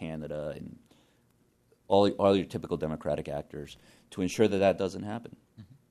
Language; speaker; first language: English; native; English